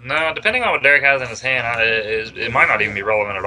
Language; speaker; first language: English; native; English